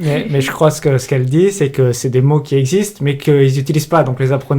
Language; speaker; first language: French; native; French